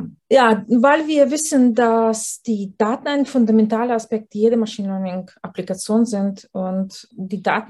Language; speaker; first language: German; non-native, fluent; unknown